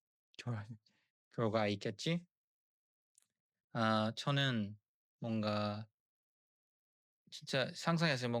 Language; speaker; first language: Korean; non-native, learner; English